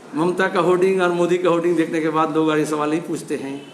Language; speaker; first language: Hindi; non-native, local second language; Bangla